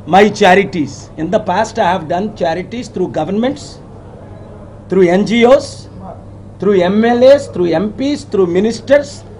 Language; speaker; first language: English; non-native, local second language; Telugu